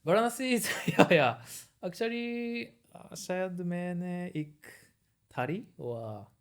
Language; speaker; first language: Hindi; non-native, learner; Japanese